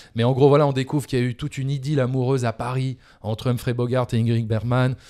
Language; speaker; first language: French; native; French